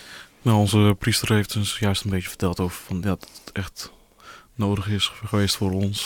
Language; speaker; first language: Dutch; early bilingual, other home language; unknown